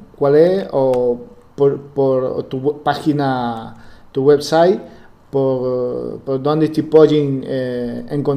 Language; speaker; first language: Portuguese; non-native, learner; Spanish